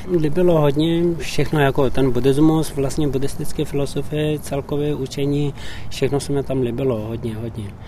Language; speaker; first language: Czech; non-native, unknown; Tibetan